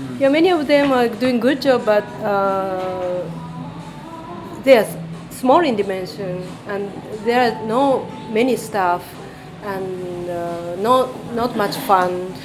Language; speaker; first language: English; non-native, fluent; Japanese